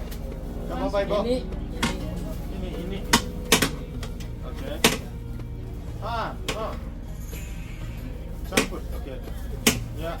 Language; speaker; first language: Indonesian; non-native, learner; Turkish